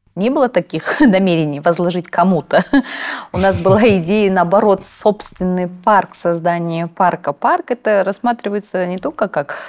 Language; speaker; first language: Russian; non-native, local second language; Kazakh